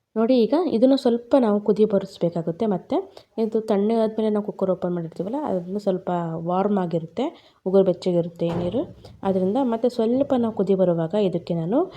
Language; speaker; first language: Kannada; native; Kannada